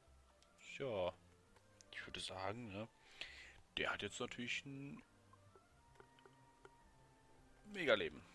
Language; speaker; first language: German; native; German